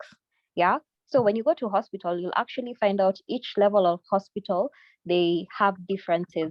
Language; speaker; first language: English; non-native, local second language; Swahili